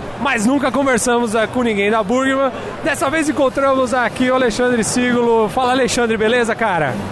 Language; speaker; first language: Portuguese; native; Portuguese